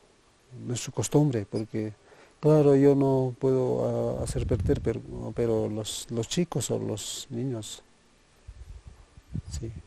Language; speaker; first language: Spanish; non-native, local second language; Quechua